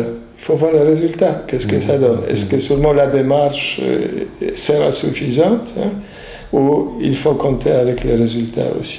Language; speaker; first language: French; non-native, fluent; Polish